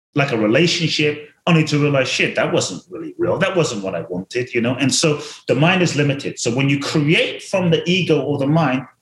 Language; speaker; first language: English; native; English